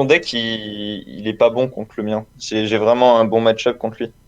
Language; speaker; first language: French; native; French